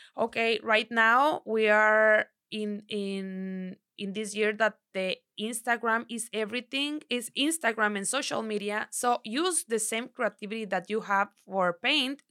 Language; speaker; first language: English; non-native, learner; Spanish